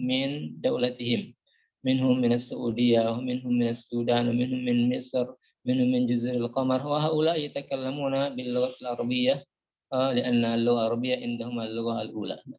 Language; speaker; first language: Arabic; non-native, fluent; Indonesian